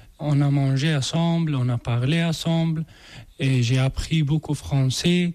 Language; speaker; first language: French; non-native, learner; Persian